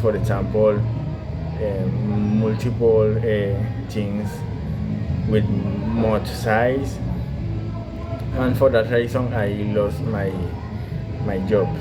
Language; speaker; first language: English; non-native, learner; Spanish